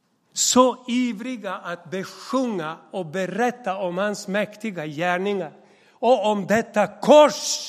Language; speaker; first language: Swedish; non-native, fluent; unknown